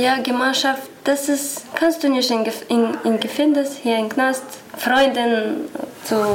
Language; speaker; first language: German; non-native, learner; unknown